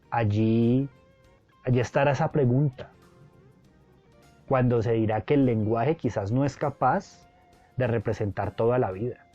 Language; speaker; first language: Spanish; native; Spanish